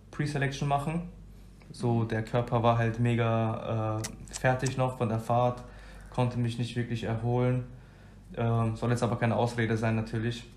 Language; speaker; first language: German; early bilingual, other home language; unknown